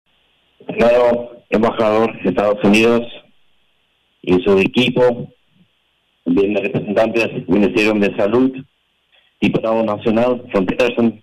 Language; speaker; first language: Spanish; non-native, local second language; Portuguese